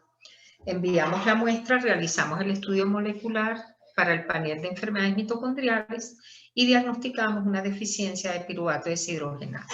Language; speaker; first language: Spanish; native; Spanish